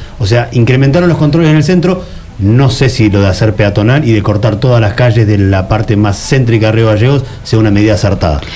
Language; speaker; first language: Spanish; native; Spanish